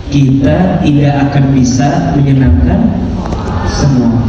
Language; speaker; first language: Indonesian; native; Indonesian